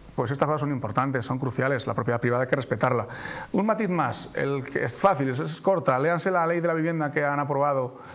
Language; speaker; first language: Spanish; native; Spanish